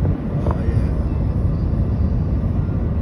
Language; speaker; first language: English; native; English